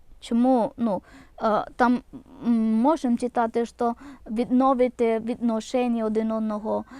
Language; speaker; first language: Ukrainian; non-native, local second language; Malayalam